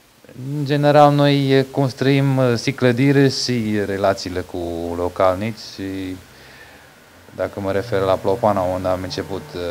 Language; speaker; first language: Romanian; non-native, fluent; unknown